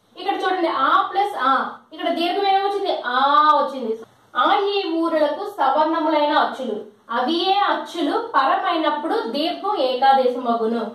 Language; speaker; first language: Telugu; non-native, local second language; Lambadi